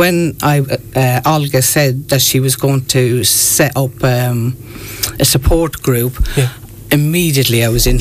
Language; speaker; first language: English; native; English